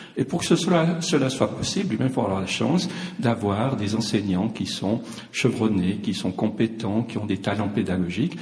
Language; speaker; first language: French; native; French